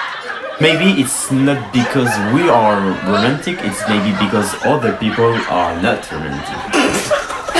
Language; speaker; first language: English; non-native, learner; French